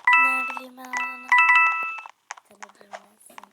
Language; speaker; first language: Turkish; native; Turkish